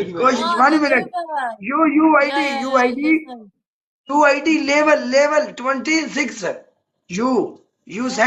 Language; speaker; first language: English; non-native, learner; Punjabi